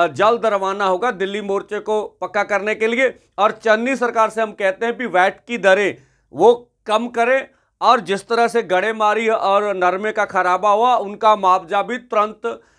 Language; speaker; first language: Hindi; non-native, local second language; Punjabi